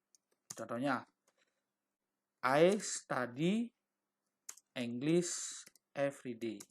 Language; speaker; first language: English; non-native, fluent; Indonesian